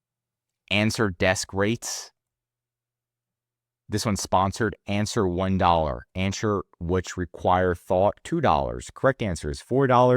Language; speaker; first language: English; native; English